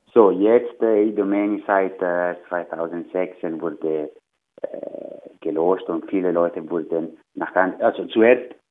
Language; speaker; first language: German; non-native, learner; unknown